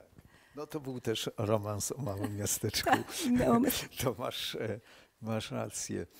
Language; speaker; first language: Polish; native; Polish